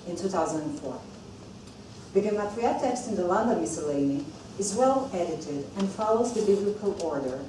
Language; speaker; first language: English; non-native, fluent; Hebrew